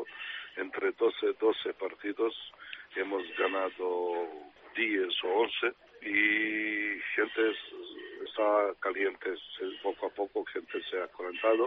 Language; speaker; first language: Spanish; non-native, fluent; Serbian